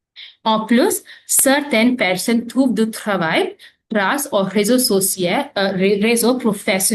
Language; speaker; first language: French; non-native, fluent; Hindi